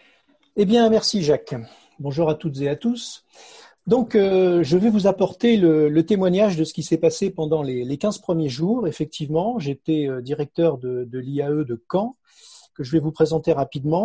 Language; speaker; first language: French; native; French